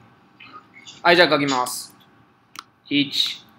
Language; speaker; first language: Japanese; non-native, fluent; Spanish